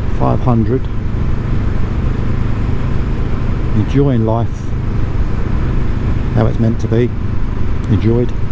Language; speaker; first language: English; native; English